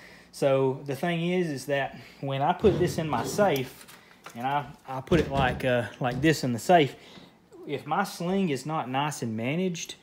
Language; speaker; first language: English; native; English